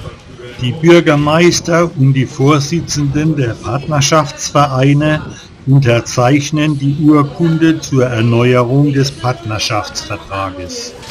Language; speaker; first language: German; native; German